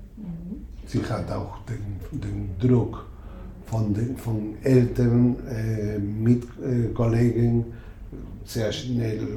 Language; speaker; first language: German; non-native, learner; Spanish